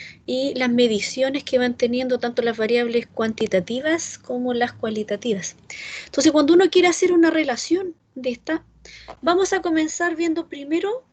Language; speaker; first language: Spanish; native; Spanish